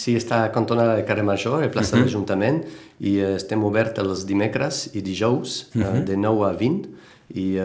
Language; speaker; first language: Catalan; non-native, fluent; French